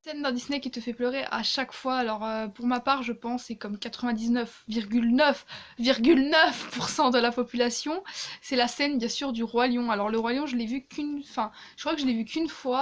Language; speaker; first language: French; native; French